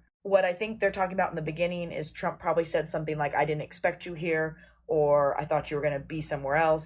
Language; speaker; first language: English; native; English